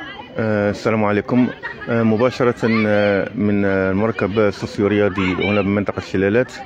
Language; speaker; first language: Arabic; native; Arabic